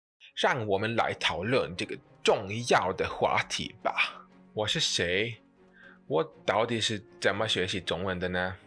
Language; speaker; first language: Chinese; non-native, fluent; English